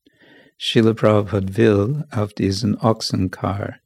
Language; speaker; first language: German; non-native, fluent; English